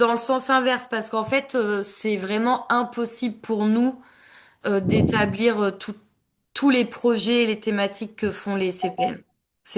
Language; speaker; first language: French; native; French